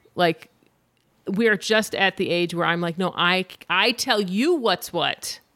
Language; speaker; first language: English; native; English